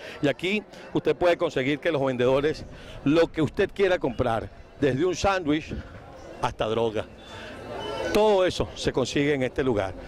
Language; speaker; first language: Spanish; native; Spanish